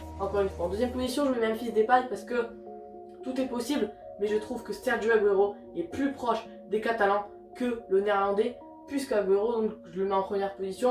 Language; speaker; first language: French; native; French